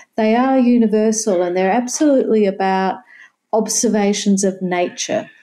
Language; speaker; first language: English; native; English